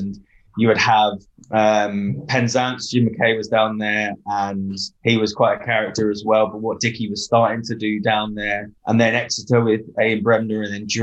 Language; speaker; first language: English; native; English